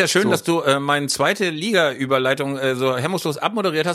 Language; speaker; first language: German; native; German